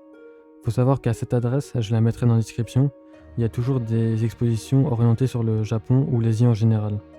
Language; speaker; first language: French; native; French